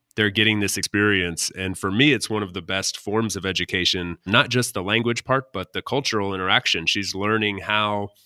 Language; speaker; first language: English; native; English